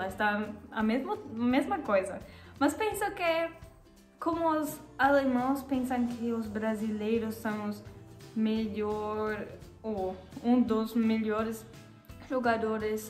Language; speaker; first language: Portuguese; non-native, learner; German